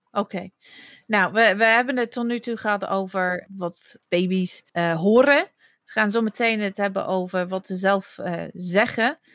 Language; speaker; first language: Dutch; non-native, fluent; English